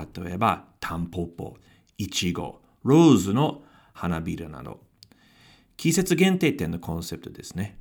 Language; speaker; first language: Japanese; non-native, fluent; English